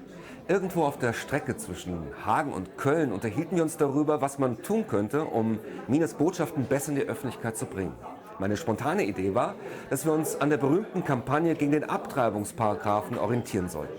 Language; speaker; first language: German; native; German